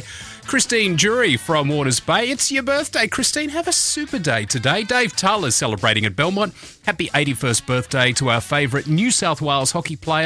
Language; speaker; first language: English; native; English